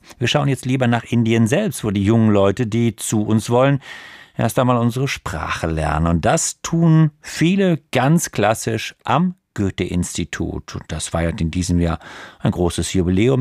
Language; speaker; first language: German; native; German